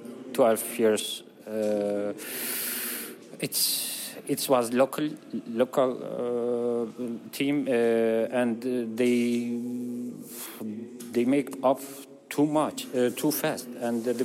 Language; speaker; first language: English; non-native, learner; Turkish